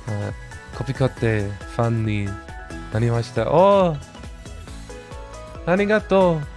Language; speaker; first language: Japanese; non-native, learner; English